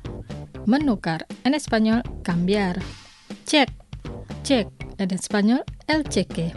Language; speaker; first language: Spanish; non-native, fluent; Indonesian